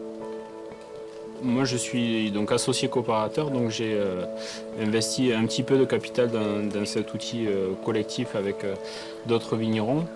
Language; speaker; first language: French; native; French